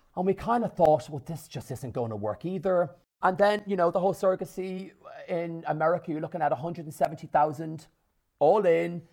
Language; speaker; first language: English; native; English